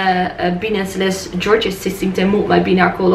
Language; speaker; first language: Romanian; non-native, learner; Dutch